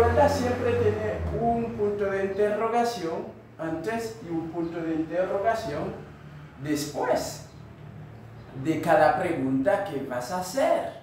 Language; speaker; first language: Spanish; non-native, fluent; Haitian Creole